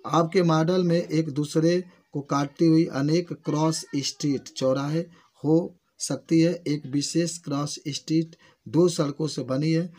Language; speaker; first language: Hindi; native; Hindi